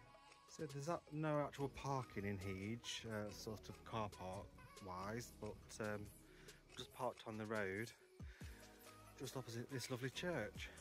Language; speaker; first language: English; native; English